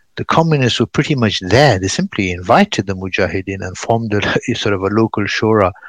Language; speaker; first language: English; non-native, fluent; Pashto